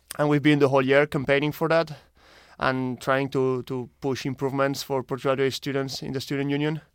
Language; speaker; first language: English; non-native, fluent; Spanish